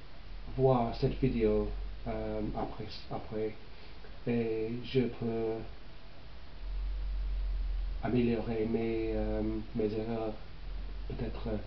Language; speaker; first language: French; non-native, learner; English